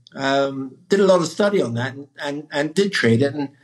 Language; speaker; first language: English; native; English